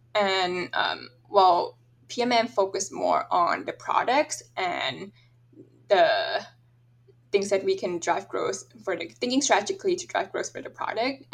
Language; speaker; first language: English; non-native, fluent; Thai